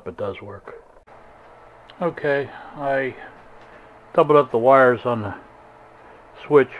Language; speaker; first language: English; native; English